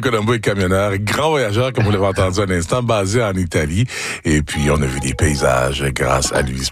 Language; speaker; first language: French; native; French